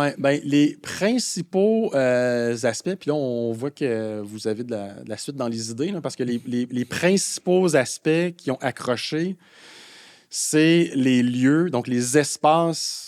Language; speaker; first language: French; native; French